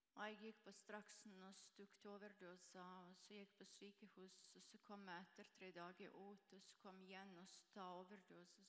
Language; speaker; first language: Norwegian; non-native, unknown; Croatian